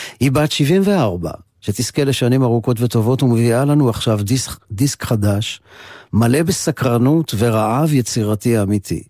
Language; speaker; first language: Hebrew; native; Hebrew